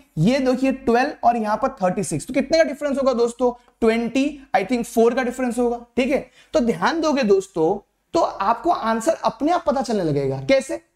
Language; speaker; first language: Hindi; native; Hindi